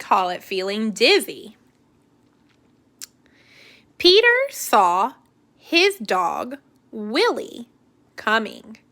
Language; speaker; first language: English; native; English